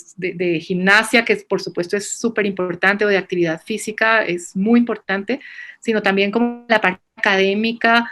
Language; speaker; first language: Spanish; native; Spanish